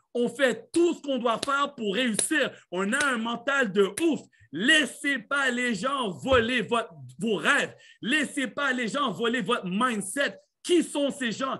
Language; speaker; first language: French; native; French